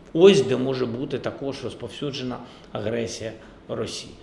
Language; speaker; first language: Ukrainian; non-native, local second language; Russian